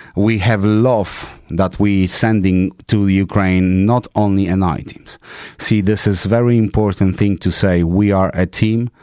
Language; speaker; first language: English; non-native, fluent; Polish